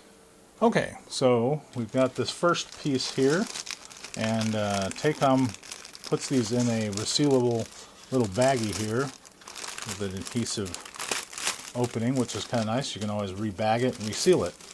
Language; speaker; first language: English; native; English